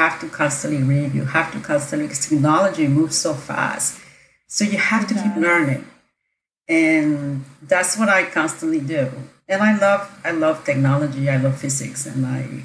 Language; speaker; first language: English; non-native, fluent; Spanish